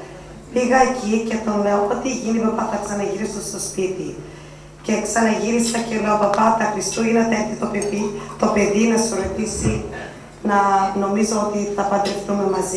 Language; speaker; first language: Greek; early bilingual, heritage; Greek